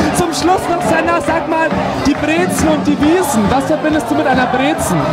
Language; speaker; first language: German; native; German